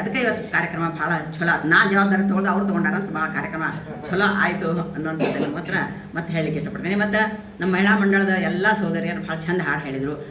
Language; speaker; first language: Kannada; native; Kannada